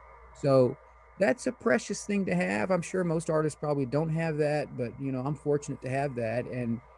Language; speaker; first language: English; early bilingual, other home language; Pennsylvania German